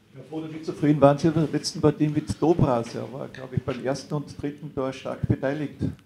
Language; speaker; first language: German; native; German